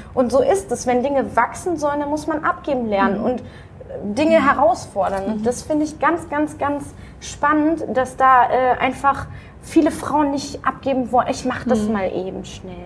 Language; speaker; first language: German; native; German